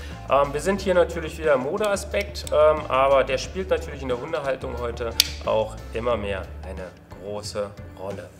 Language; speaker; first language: German; native; German